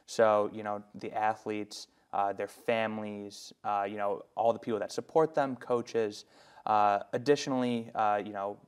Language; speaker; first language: English; native; English